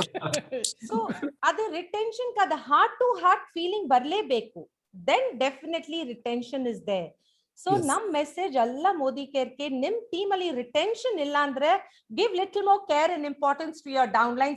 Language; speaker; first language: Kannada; non-native, fluent; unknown